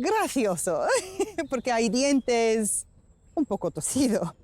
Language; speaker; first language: Spanish; non-native, learner; English